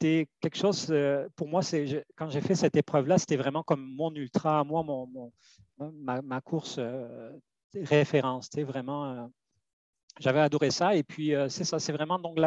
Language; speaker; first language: French; native; French